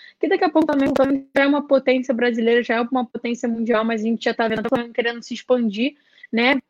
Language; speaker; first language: Portuguese; native; Portuguese